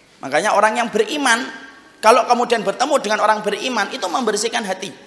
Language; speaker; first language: Indonesian; native; Indonesian